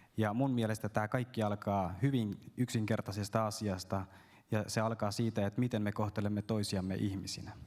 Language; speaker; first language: Finnish; early bilingual, other home language; Persian